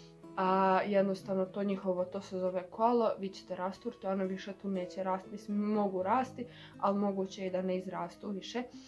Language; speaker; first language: Croatian; native; Croatian